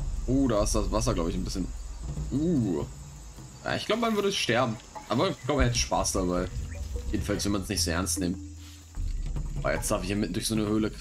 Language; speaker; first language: German; native; German